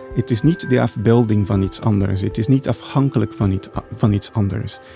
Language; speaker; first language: Dutch; non-native, fluent; Portuguese